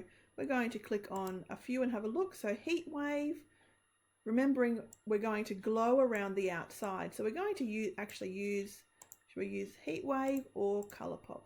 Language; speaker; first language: English; native; English